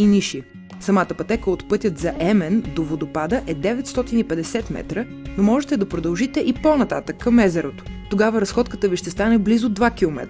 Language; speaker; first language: Bulgarian; native; Bulgarian